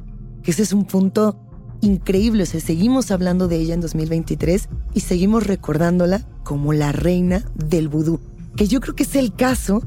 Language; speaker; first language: Spanish; native; Spanish